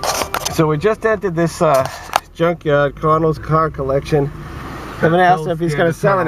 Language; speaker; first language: English; native; English